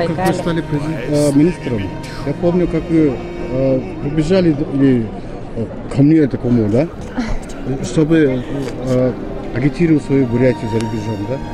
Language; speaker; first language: Russian; non-native, fluent; Mongolian